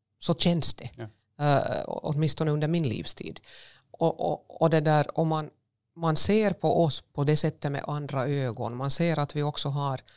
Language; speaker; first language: Swedish; native; Swedish